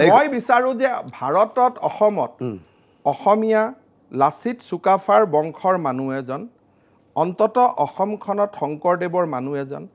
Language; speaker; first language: Assamese; native; Assamese